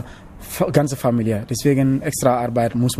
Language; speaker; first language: German; non-native, learner; Wolof